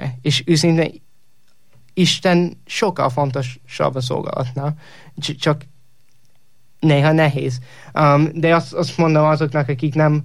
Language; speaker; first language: Hungarian; non-native, learner; English